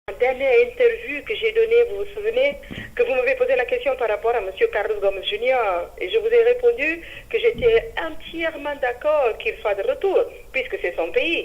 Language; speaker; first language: French; non-native, fluent; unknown